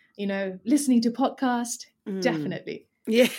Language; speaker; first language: English; non-native, local second language; Nepali